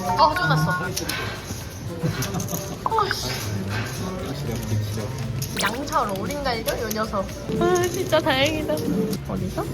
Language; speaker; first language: Korean; native; Korean